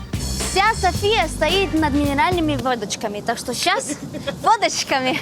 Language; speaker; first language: Russian; native; Russian